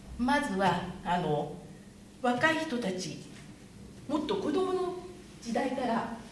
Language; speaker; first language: Japanese; native; Japanese